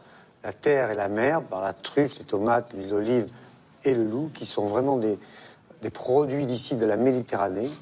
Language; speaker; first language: French; native; French